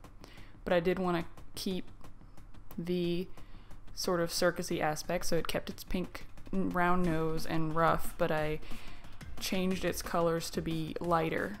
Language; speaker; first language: English; native; English